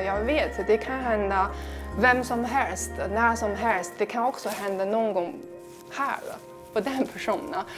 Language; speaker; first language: Swedish; non-native, fluent; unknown